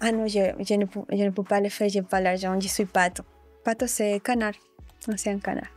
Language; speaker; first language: French; non-native, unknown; Spanish